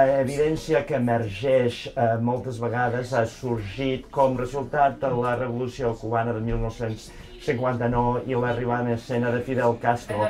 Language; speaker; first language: Catalan; non-native, fluent; English